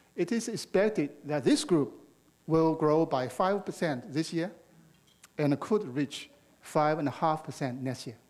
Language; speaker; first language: English; non-native, fluent; Chinese